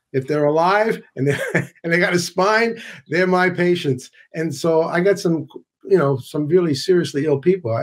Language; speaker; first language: English; native; English